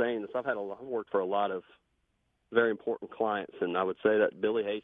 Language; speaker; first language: English; native; English